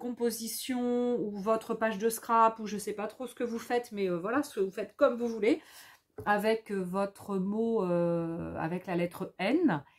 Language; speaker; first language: French; native; French